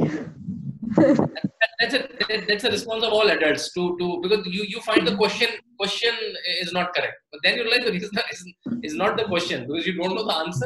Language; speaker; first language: English; non-native, local second language; Hindi